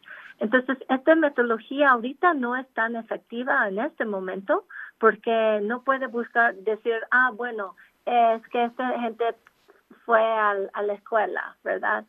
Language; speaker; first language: Spanish; non-native, local second language; English